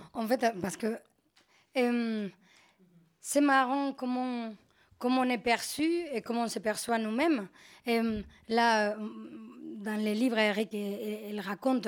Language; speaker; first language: French; non-native, fluent; Spanish